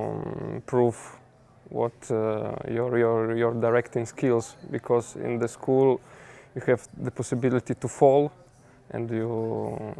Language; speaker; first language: English; non-native, fluent; Italian